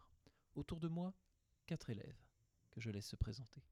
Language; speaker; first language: French; native; French